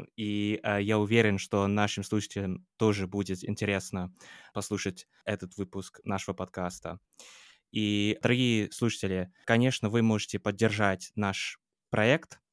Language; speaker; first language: Russian; non-native, fluent; English